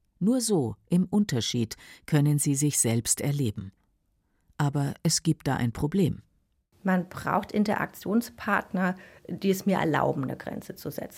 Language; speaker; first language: German; native; German